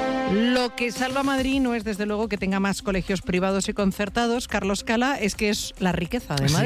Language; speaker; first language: Spanish; native; Spanish